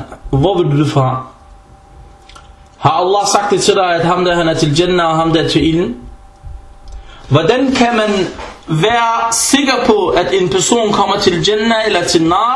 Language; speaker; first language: Danish; early bilingual, other home language; Arabic